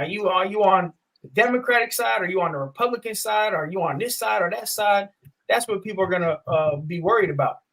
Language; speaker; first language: English; native; English